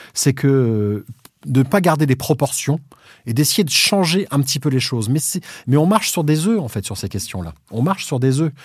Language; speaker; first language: French; native; French